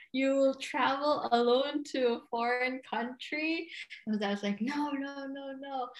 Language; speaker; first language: English; non-native, local second language; Cebuano